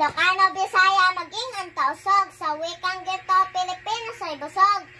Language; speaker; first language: Filipino; native; Filipino